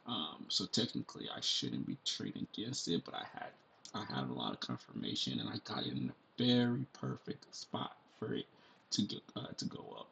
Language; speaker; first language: English; native; English